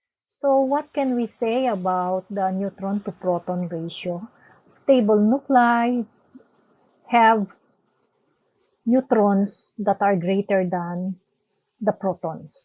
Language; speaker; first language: English; non-native, local second language; Filipino